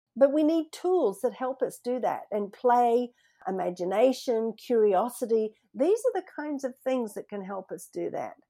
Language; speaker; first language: English; native; English